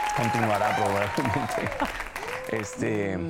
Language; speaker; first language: Spanish; native; Spanish